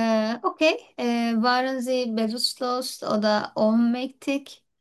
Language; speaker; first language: German; non-native, learner; Turkish